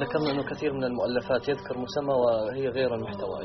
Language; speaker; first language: Arabic; native; Arabic